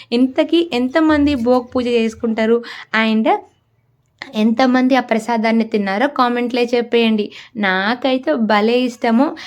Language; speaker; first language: Telugu; non-native, local second language; Lambadi